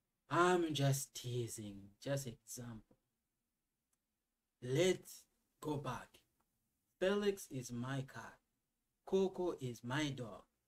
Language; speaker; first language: English; non-native, fluent; Lingala